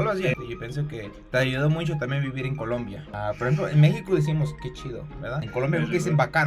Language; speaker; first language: Spanish; early bilingual, heritage; Spanish